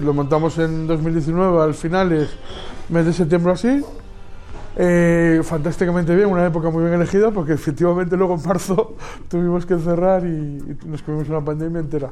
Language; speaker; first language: Spanish; native; Spanish